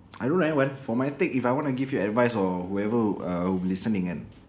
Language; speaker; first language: English; non-native, local second language; Malay